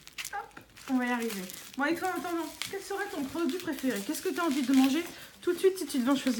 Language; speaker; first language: French; native; French